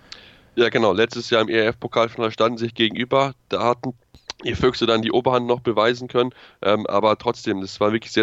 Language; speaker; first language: German; native; German